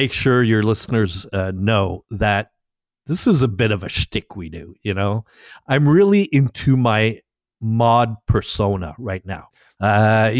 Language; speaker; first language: English; non-native, fluent; French